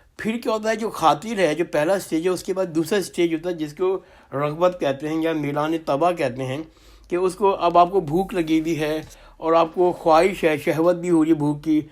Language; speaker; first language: Urdu; native; Urdu